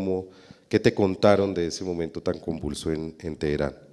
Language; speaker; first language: Spanish; native; Spanish